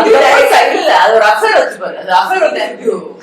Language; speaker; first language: Tamil; native; Tamil